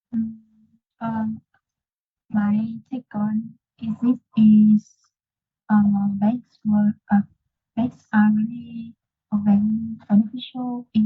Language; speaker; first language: English; non-native, learner; Vietnamese